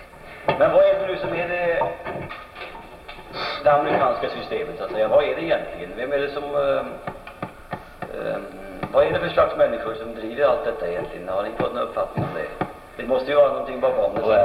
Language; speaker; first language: Swedish; native; Swedish